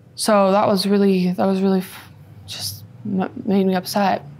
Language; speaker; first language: English; native; English